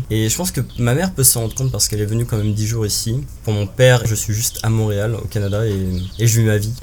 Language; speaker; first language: French; native; French